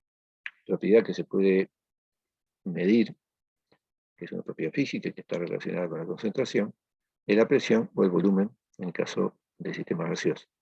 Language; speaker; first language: Spanish; native; Spanish